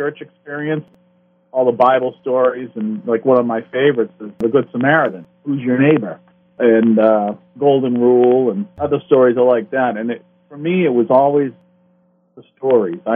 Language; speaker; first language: English; native; English